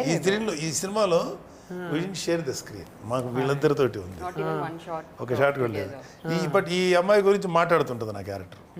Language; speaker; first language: Telugu; native; Telugu